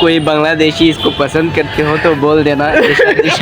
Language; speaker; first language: Hindi; non-native, learner; Bangla